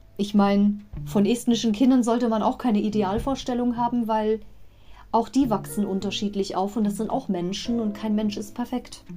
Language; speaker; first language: German; native; German